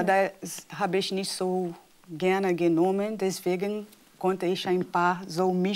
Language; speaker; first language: German; non-native, fluent; Portuguese